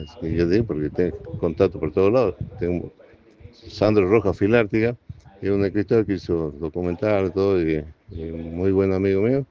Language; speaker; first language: Spanish; native; Spanish